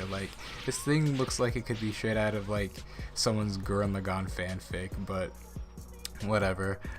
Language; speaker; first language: English; native; English